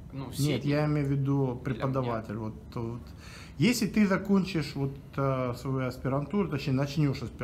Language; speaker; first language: Russian; native; Russian